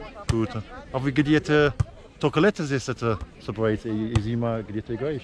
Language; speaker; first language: Russian; non-native, learner; English